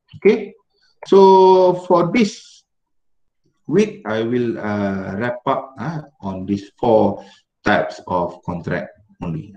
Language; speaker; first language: English; non-native, local second language; Malay